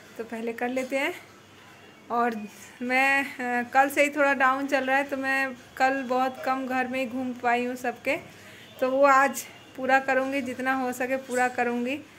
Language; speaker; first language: Hindi; non-native, local second language; Bangla